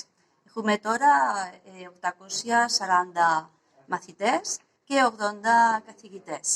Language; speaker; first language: Greek; non-native, fluent; Spanish